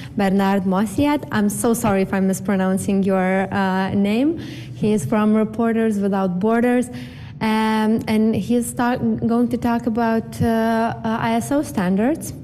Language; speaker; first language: English; non-native, fluent; Lithuanian